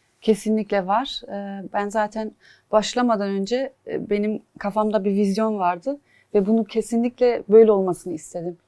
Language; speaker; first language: Turkish; early bilingual, heritage; Turkish